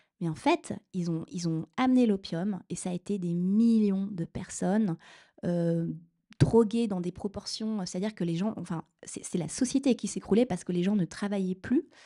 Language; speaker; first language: French; native; French